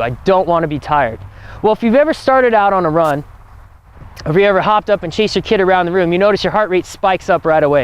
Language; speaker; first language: English; native; English